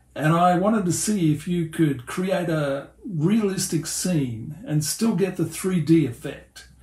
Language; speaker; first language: English; native; English